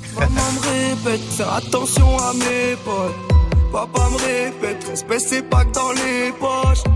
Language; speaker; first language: French; early bilingual, other home language; English